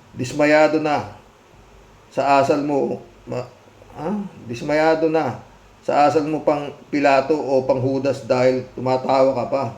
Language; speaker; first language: Filipino; native; Filipino